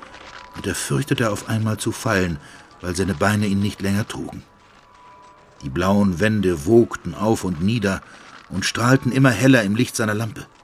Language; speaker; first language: German; native; German